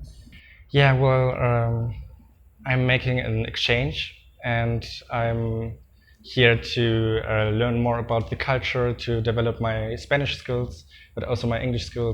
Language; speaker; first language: English; non-native, fluent; German